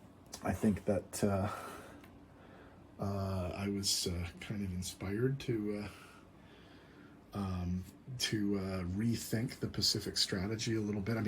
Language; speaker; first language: English; native; English